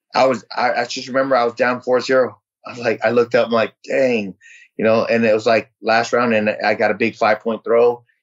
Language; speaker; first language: English; early bilingual, other home language; Vietnamese